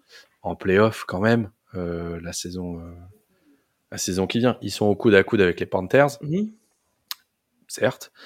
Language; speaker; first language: French; native; French